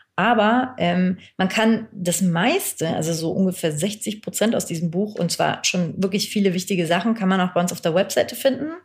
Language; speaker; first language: German; early bilingual, other home language; Turkish